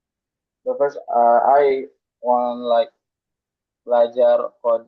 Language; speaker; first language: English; non-native, learner; Indonesian